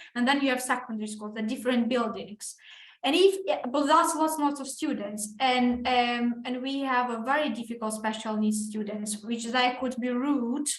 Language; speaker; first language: English; non-native, fluent; Ukrainian